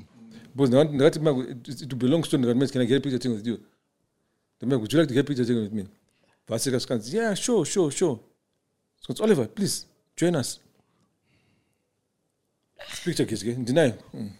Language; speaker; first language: English; non-native, local second language; Shona